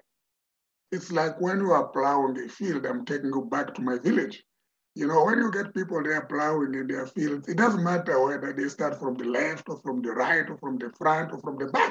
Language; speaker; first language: English; non-native, fluent; Tsonga